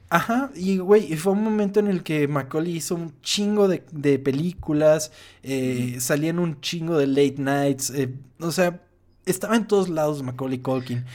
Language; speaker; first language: Spanish; non-native, fluent; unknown